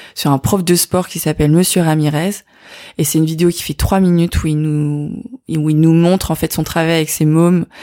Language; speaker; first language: French; native; French